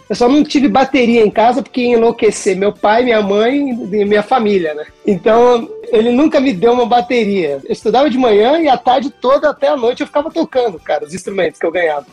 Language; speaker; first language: Portuguese; native; Portuguese